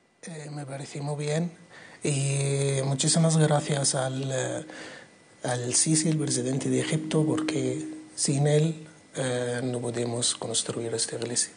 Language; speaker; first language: Spanish; non-native, learner; Arabic